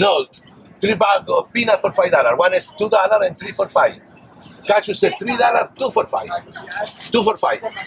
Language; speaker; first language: English; non-native, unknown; Spanish